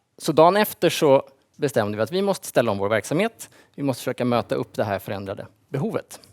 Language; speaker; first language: Swedish; native; Swedish